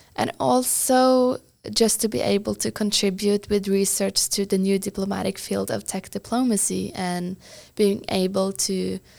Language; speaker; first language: English; non-native, fluent; Norwegian